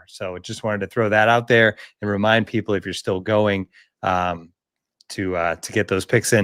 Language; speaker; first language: English; native; English